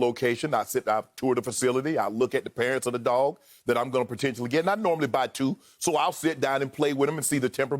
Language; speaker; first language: English; native; English